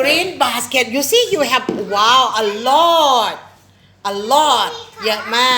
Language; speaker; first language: English; non-native, fluent; Thai